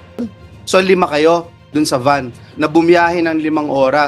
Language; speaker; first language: Filipino; native; Filipino